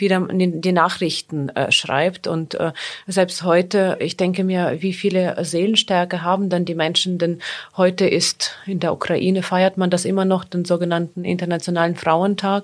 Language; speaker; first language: German; non-native, fluent; Ukrainian